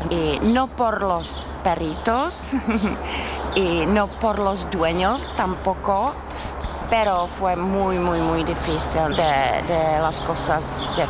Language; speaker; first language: Spanish; non-native, learner; Czech